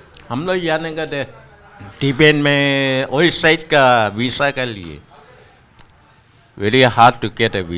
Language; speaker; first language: Hindi; non-native, local second language; Chinese